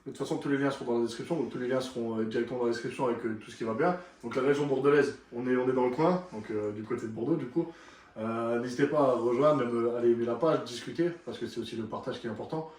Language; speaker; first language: French; native; French